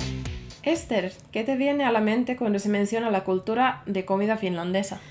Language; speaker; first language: Spanish; non-native, fluent; Finnish